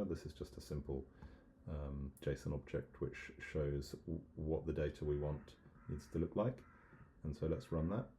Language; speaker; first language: English; native; English